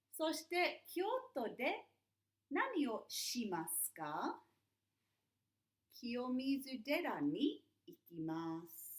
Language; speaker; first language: Japanese; non-native, fluent; English